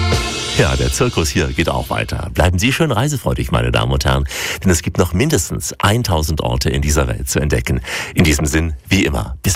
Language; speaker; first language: German; native; German